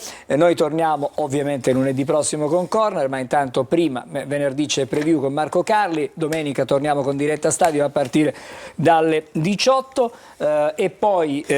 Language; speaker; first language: Italian; native; Italian